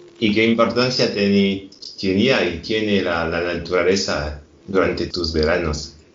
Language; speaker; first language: Spanish; non-native, fluent; French